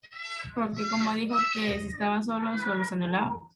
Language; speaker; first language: Spanish; native; Spanish